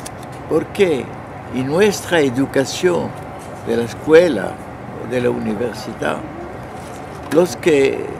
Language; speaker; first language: Spanish; non-native, fluent; French